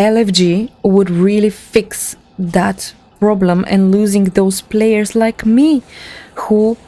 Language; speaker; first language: English; non-native, fluent; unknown